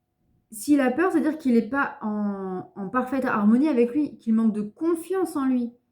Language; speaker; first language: French; native; French